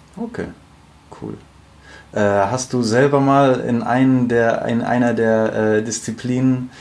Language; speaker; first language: German; native; German